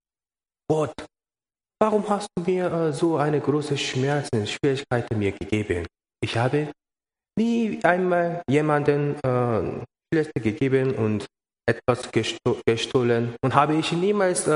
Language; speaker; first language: German; non-native, learner; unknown